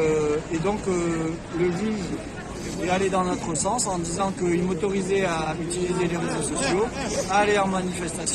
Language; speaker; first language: French; native; French